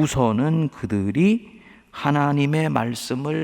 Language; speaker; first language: Korean; native; Korean